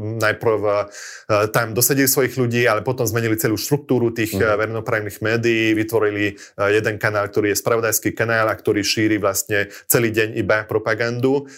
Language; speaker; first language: Slovak; non-native, local second language; Hungarian